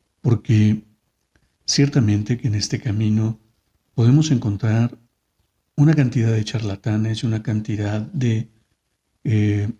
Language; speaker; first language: Spanish; native; Spanish